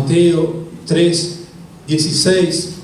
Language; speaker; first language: Spanish; native; Spanish